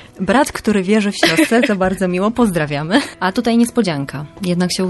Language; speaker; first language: Polish; native; Polish